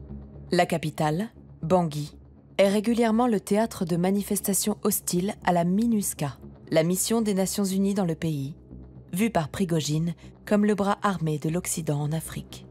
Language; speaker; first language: French; native; French